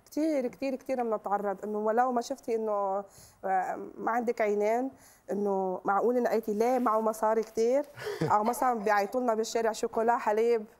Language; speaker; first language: Arabic; native; Arabic